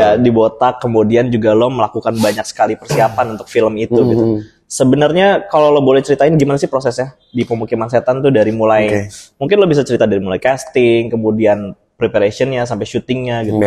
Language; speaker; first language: Indonesian; native; Indonesian